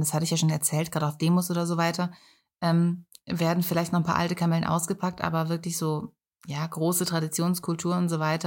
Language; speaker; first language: German; native; German